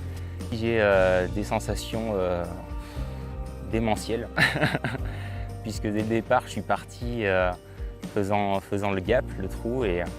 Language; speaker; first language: French; native; French